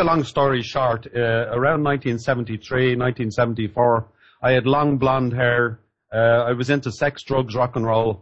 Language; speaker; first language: English; native; English